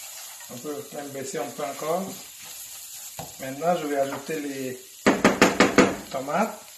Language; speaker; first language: French; non-native, fluent; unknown